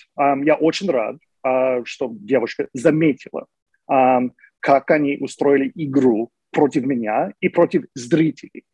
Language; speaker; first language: Russian; non-native, fluent; English